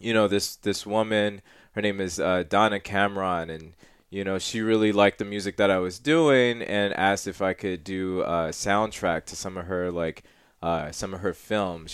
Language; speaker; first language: English; native; English